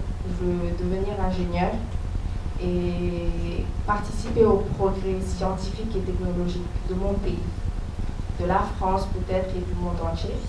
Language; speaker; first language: French; non-native, local second language; Wolof